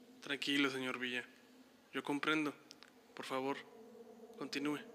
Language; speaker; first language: Spanish; native; Spanish